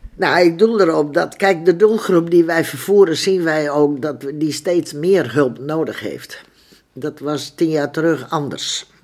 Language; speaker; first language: Dutch; native; Dutch